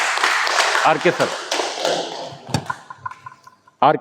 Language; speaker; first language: Hindi; native; Hindi